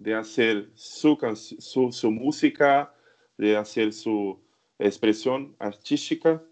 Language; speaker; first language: Spanish; non-native, learner; Portuguese